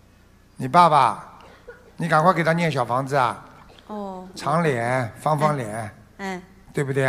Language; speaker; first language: Chinese; non-native, local second language; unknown